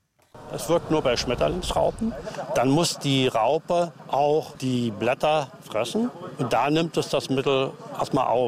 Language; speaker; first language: German; native; German